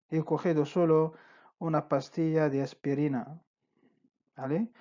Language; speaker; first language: Spanish; non-native, fluent; Arabic